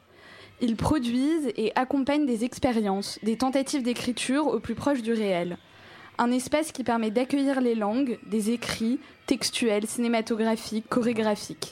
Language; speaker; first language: French; native; French